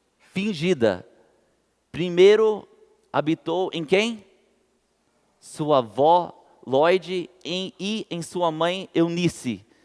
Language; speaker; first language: Portuguese; non-native, fluent; English